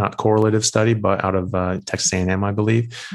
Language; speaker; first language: English; native; English